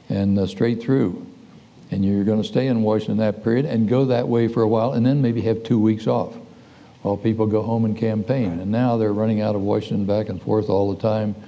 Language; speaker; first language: English; native; English